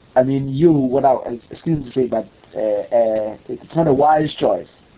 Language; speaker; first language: English; non-native, local second language; Akan